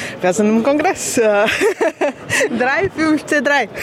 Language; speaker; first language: German; non-native, learner; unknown